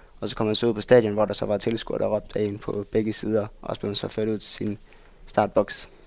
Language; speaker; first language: Danish; native; Danish